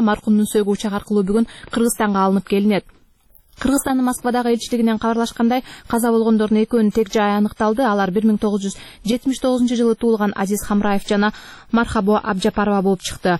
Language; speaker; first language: Kyrgyz; native; Kyrgyz